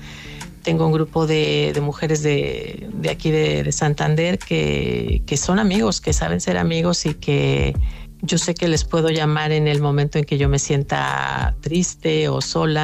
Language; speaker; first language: Spanish; native; Spanish